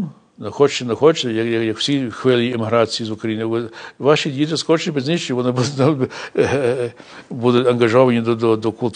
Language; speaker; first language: Ukrainian; early bilingual, heritage; English